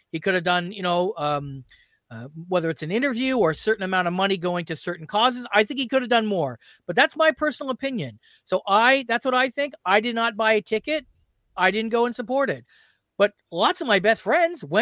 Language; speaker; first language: English; native; English